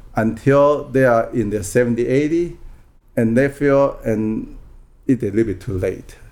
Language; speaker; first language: English; non-native, fluent; Min Nan Chinese